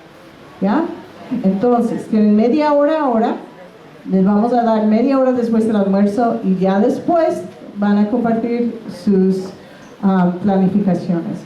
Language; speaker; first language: Spanish; non-native, fluent; English